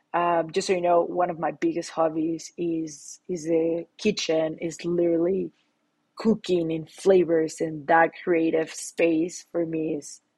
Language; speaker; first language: English; non-native, fluent; Spanish